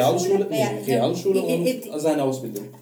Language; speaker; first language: German; non-native, learner; Persian